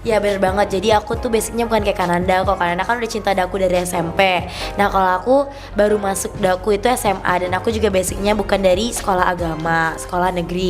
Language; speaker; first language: Indonesian; native; Indonesian